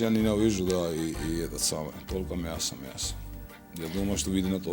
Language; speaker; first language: Russian; non-native, local second language; Georgian